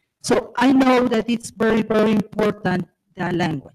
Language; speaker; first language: English; non-native, fluent; Spanish